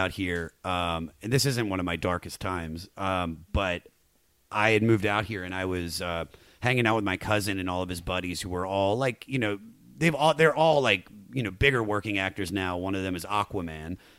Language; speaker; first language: English; native; English